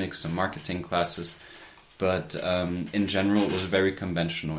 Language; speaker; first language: English; native; English